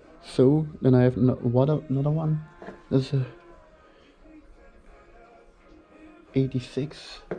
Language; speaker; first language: English; non-native, fluent; Dutch